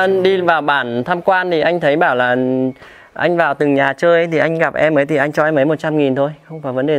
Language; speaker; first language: Vietnamese; native; Vietnamese